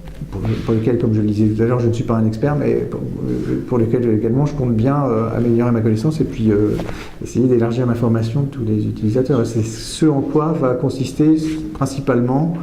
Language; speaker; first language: French; native; French